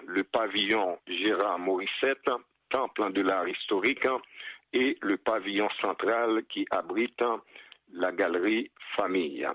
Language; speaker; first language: French; non-native, local second language; Haitian Creole